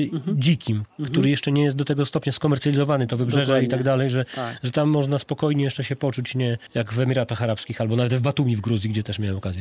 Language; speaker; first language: Polish; native; Polish